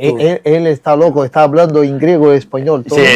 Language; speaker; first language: Spanish; non-native, fluent; Portuguese